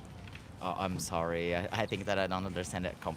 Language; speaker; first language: English; non-native, learner; Portuguese